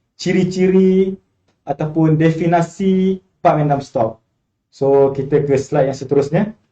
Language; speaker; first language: Malay; native; Malay